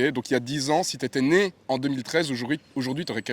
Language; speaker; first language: French; native; French